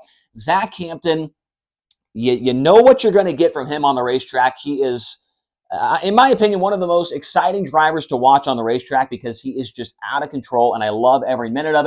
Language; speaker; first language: English; native; English